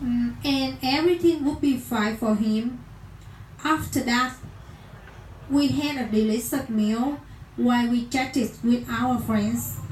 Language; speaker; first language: English; non-native, learner; Vietnamese